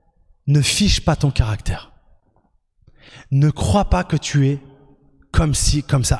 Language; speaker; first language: French; native; French